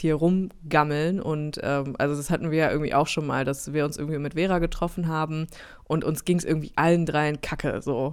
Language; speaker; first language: German; native; German